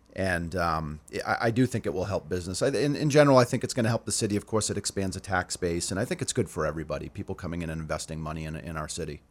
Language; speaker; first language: English; native; English